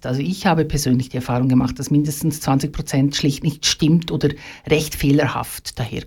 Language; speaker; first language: German; native; German